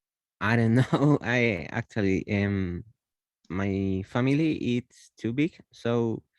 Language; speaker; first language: English; non-native, learner; Spanish